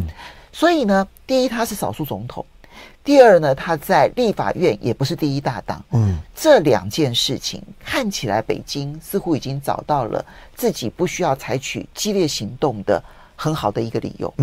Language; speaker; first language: Chinese; native; Chinese